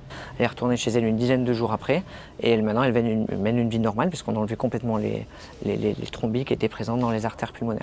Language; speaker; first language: French; native; French